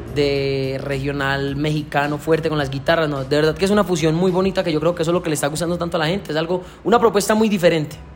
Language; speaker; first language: Spanish; native; Spanish